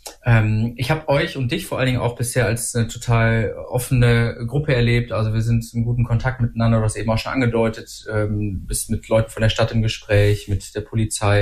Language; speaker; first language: German; native; German